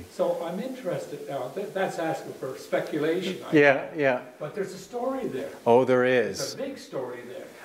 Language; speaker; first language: English; native; English